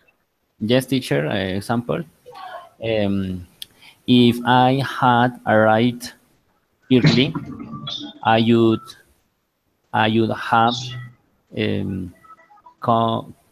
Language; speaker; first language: English; non-native, learner; Spanish